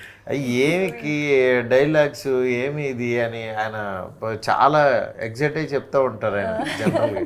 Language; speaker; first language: Telugu; native; Telugu